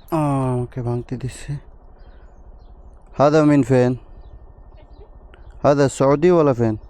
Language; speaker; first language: Arabic; non-native, learner; Bangla